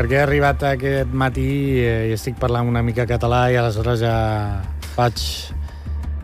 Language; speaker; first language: Catalan; non-native, local second language; Spanish